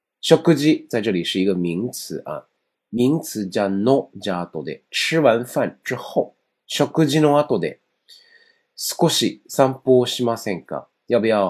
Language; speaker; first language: Japanese; non-native, fluent; Chinese